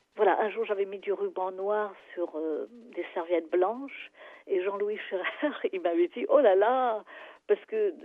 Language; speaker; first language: French; non-native, fluent; English